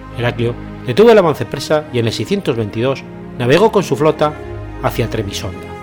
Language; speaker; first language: Spanish; native; Spanish